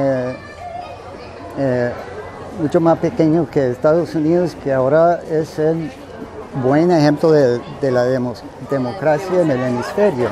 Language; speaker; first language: Spanish; non-native, fluent; English